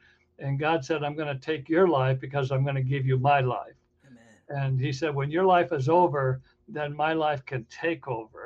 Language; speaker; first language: English; native; English